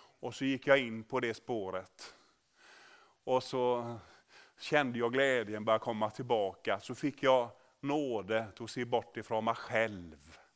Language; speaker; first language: Swedish; native; Swedish